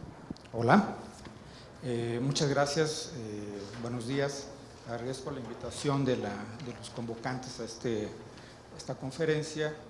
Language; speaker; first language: Spanish; native; Spanish